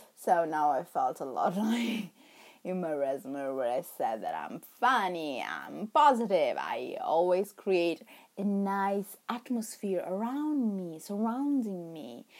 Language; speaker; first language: English; non-native, fluent; Italian